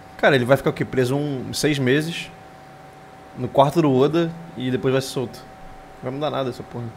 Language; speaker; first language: Portuguese; native; Portuguese